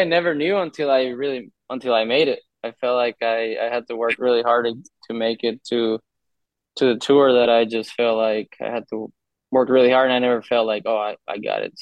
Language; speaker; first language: English; non-native, fluent; Spanish